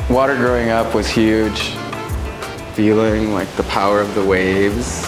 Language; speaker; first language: English; native; English